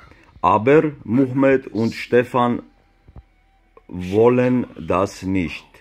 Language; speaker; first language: German; non-native, learner; Georgian